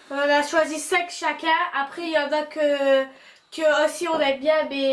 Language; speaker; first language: French; native; French